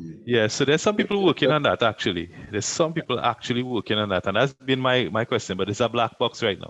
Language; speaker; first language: English; native; English